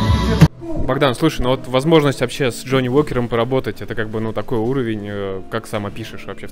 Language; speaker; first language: Russian; native; Russian